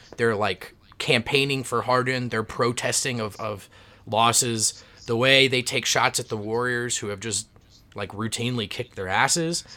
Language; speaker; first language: English; native; English